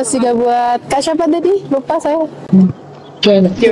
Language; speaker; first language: Indonesian; native; Indonesian